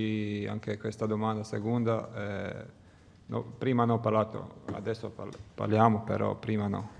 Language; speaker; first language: Italian; non-native, learner; Croatian